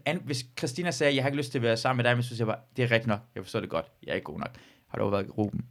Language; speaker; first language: Danish; early bilingual, other home language; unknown